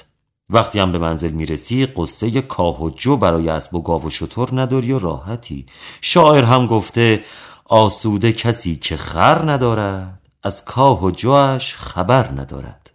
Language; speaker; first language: Persian; native; Persian